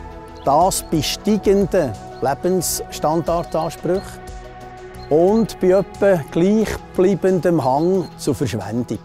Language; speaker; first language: German; native; German